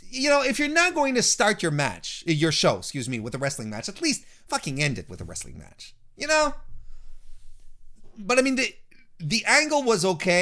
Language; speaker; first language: English; native; English